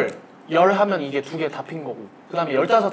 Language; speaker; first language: Korean; native; Korean